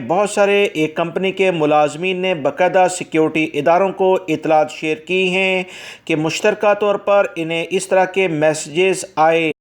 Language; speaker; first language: Urdu; native; Urdu